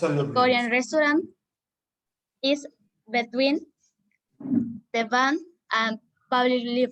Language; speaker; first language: English; non-native, learner; Spanish